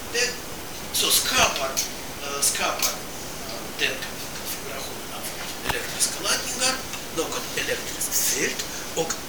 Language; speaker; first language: Swedish; non-native, fluent; Russian